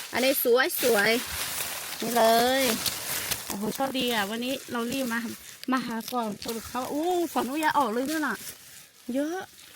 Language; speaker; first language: Thai; non-native, local second language; Lahu